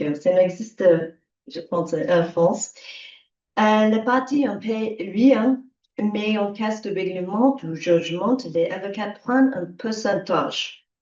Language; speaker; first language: French; non-native, learner; English